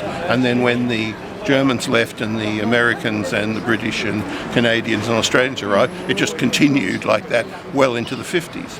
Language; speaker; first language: English; native; English